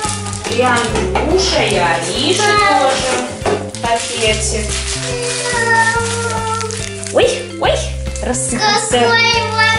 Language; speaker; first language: Russian; native; Russian